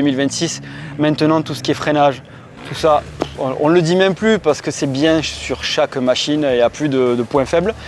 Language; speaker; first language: French; native; French